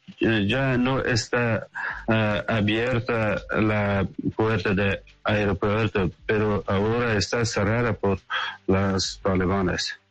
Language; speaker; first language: Spanish; non-native, learner; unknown